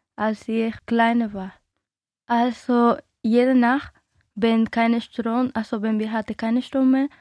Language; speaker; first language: German; non-native, learner; Spanish